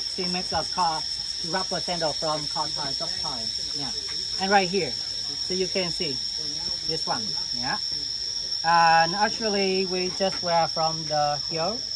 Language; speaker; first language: English; non-native, fluent; Vietnamese